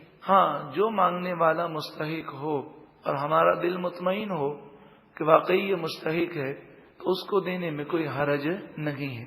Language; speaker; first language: Urdu; native; Urdu